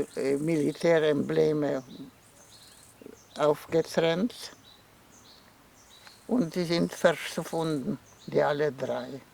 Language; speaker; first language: German; non-native, fluent; Polish